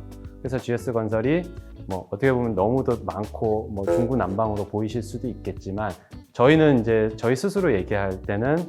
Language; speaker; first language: Korean; native; Korean